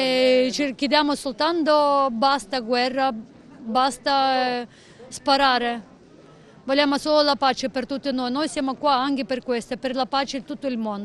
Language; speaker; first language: Italian; non-native, fluent; Ukrainian